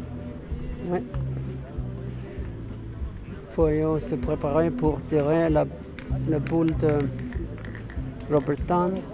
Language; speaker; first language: French; non-native, learner; English